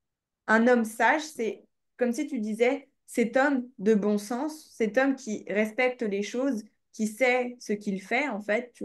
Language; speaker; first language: French; native; French